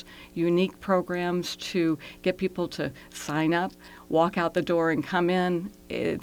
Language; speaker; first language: English; native; English